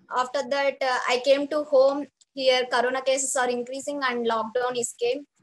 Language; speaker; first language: English; non-native, local second language; Telugu